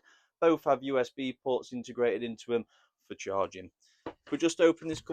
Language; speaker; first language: English; native; English